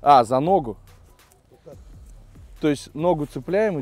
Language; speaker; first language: Russian; native; Russian